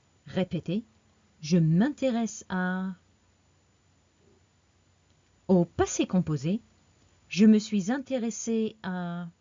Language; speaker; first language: French; non-native, fluent; English